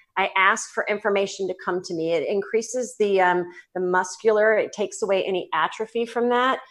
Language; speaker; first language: English; native; English